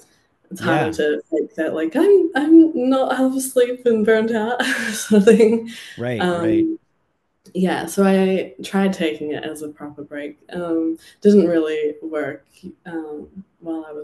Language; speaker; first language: English; native; English